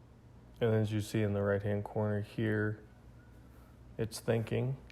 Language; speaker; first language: English; native; English